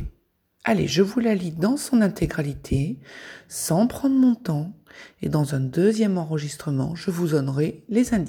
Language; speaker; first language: French; native; French